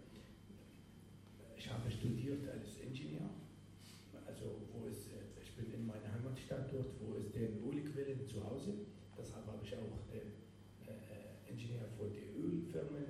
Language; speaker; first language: German; non-native, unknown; Arabic